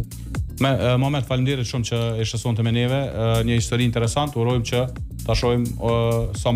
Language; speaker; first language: Albanian; native; Albanian